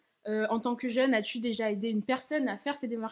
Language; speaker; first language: French; native; French